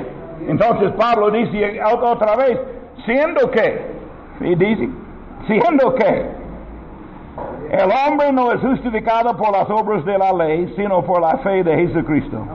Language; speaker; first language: Spanish; non-native, learner; English